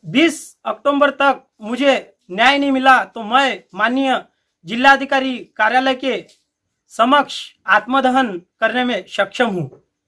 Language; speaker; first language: Hindi; non-native, local second language; Marathi